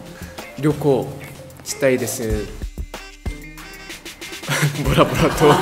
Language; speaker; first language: Japanese; non-native, fluent; Korean